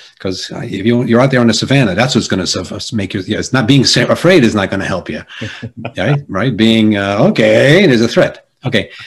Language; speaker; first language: English; early bilingual, other home language; Polish